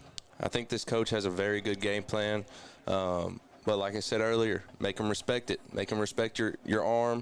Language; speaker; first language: English; native; English